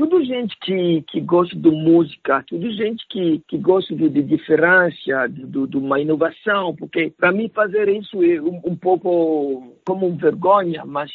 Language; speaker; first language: Portuguese; non-native, learner; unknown